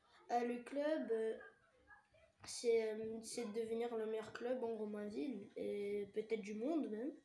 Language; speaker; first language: French; early bilingual, other home language; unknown